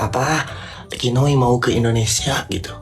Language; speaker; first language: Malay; non-native, local second language; Sundanese